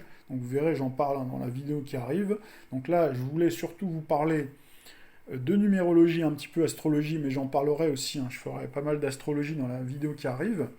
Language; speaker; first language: French; native; French